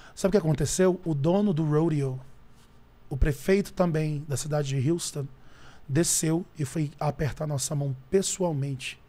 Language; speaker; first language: Portuguese; native; Portuguese